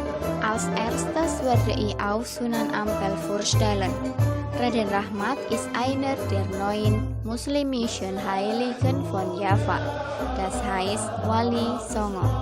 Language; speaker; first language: German; non-native, learner; Indonesian